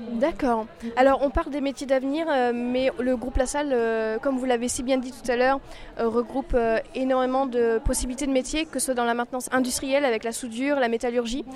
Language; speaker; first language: French; native; French